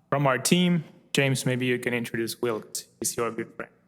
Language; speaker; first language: English; non-native, fluent; Finnish